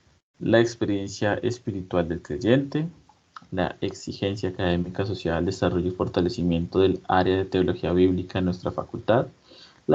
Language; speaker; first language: Spanish; native; Spanish